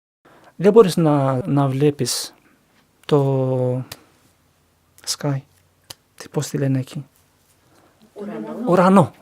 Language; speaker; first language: Greek; non-native, learner; Turkish